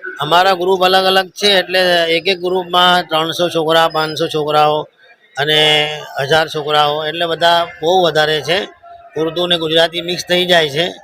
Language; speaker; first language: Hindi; native; Hindi